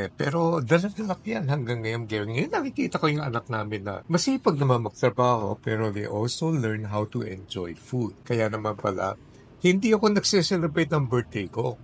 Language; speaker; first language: Filipino; non-native, local second language; Min Nan Chinese